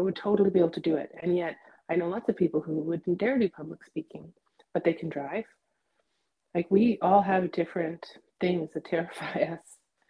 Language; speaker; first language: English; native; English